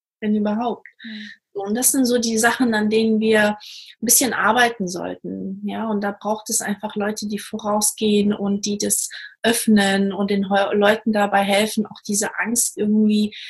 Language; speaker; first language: German; non-native, fluent; Portuguese